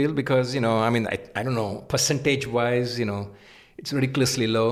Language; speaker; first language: English; non-native, local second language; Telugu